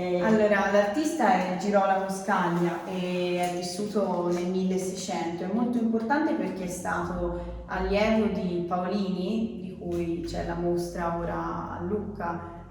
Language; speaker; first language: Italian; native; Italian